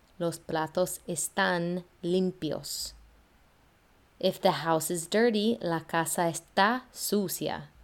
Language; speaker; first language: Spanish; non-native, fluent; English